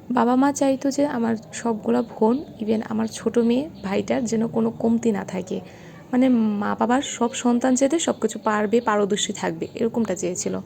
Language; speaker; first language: Bangla; native; Bangla